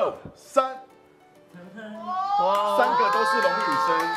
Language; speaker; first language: Chinese; native; Chinese